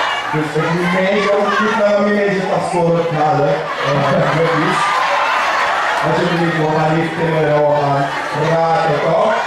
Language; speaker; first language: Dutch; non-native, local second language; Sranan Tongo